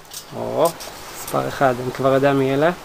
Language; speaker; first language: Hebrew; native; Hebrew